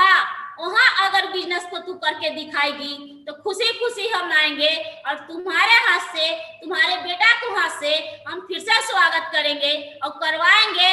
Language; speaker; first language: Hindi; non-native, local second language; Bhojpuri